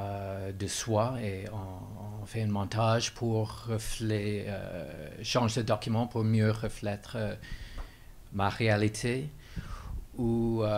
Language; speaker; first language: French; non-native, fluent; English